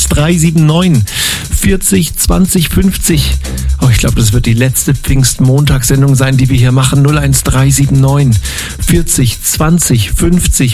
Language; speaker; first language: German; native; German